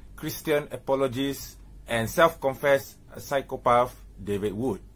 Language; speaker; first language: English; non-native, local second language; Malay